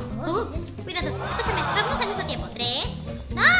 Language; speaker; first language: Spanish; native; Spanish